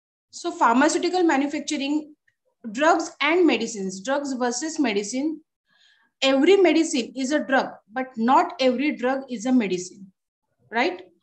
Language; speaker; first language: English; non-native, local second language; Marathi